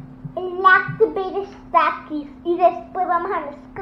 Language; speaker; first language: Spanish; early bilingual, heritage; English